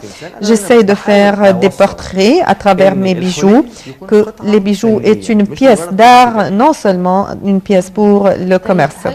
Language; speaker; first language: French; non-native, fluent; Arabic